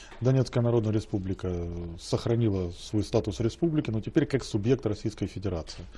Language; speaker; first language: Russian; native; Russian